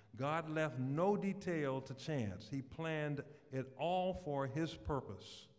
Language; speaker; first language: English; native; English